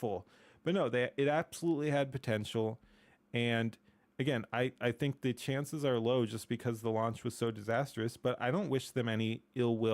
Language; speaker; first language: English; native; English